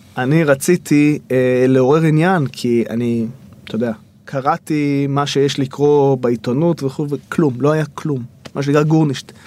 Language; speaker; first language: Hebrew; native; Hebrew